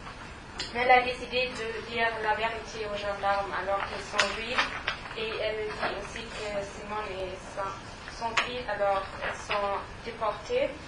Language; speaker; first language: French; non-native, learner; German